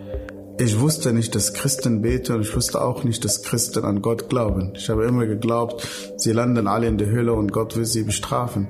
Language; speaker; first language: German; non-native, fluent; Arabic